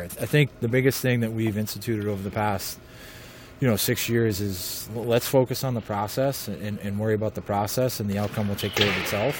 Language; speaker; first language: English; native; English